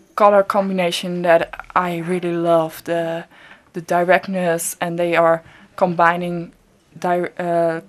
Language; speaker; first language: English; non-native, fluent; Dutch